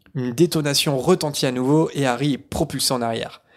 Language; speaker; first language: French; native; French